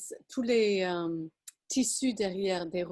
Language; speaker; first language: French; non-native, fluent; English